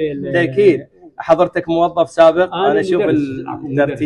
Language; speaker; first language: Arabic; native; Arabic